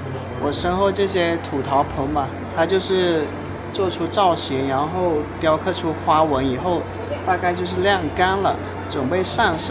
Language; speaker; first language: Chinese; native; Chinese